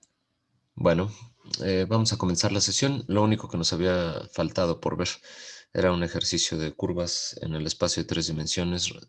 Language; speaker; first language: Spanish; native; Spanish